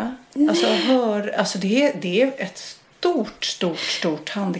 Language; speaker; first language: Swedish; native; Swedish